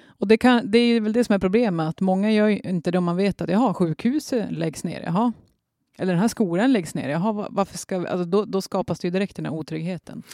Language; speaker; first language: Swedish; native; Swedish